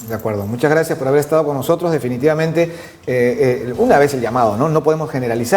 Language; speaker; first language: Spanish; native; Spanish